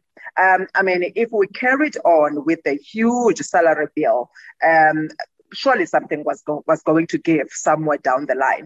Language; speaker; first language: English; non-native, local second language; Xhosa